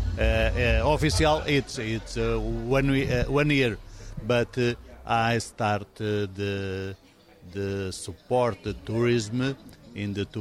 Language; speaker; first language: English; non-native, learner; Portuguese